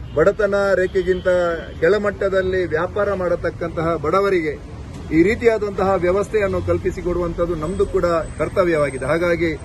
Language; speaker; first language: Kannada; native; Kannada